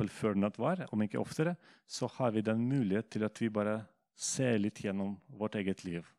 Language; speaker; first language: Norwegian; non-native, fluent; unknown